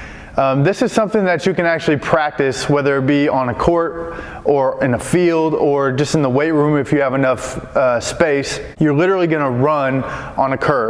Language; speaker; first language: English; native; English